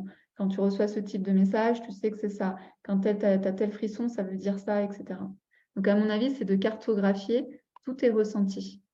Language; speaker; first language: French; native; French